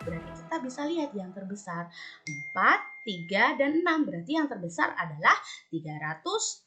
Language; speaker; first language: Indonesian; native; Indonesian